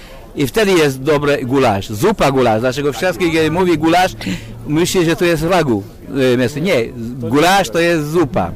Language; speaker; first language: Polish; non-native, learner; Hungarian